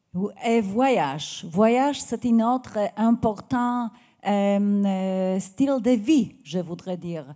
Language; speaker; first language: French; non-native, learner; Polish